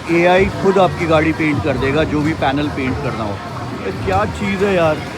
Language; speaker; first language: Hindi; native; Hindi